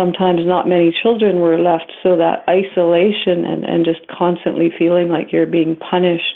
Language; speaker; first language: English; native; English